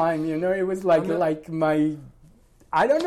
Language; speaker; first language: English; non-native, fluent; Spanish